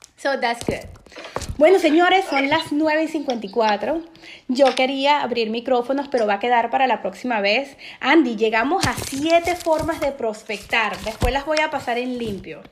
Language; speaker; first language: Spanish; native; Spanish